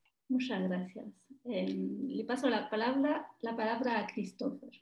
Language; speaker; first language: Spanish; non-native, fluent; French